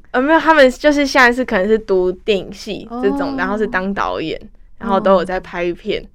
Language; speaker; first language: Chinese; native; Chinese